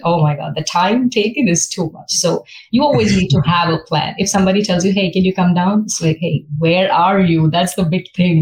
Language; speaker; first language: English; non-native, local second language; Malayalam